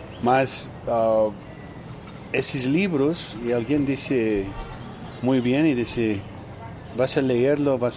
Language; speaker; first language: Spanish; non-native, fluent; Portuguese